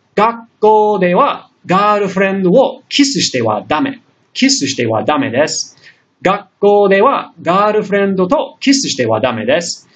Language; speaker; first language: Japanese; non-native, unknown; English